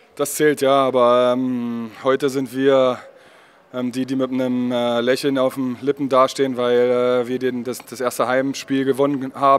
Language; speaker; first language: German; native; German